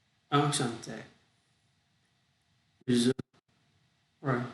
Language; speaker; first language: French; non-native, learner; Vietnamese